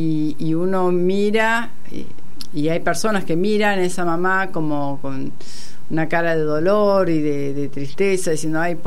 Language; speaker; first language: Spanish; native; Spanish